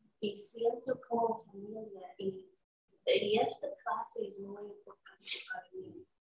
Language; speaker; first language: Spanish; non-native, learner; English